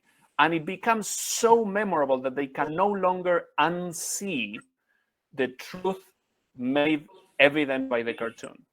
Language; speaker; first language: English; non-native, fluent; Spanish